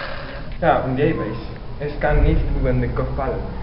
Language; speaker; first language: German; non-native, learner; Spanish